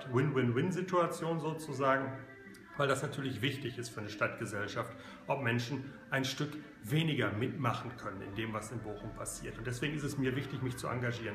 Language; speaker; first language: German; native; German